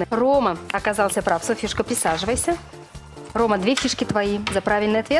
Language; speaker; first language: Russian; native; Russian